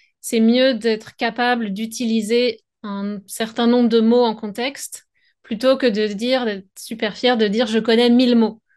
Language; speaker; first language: French; native; French